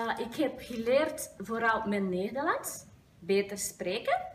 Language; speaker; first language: Dutch; non-native, learner; Portuguese